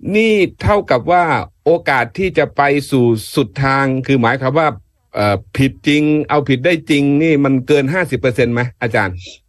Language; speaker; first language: Thai; native; Thai